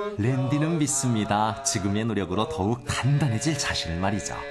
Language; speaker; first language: Korean; native; Korean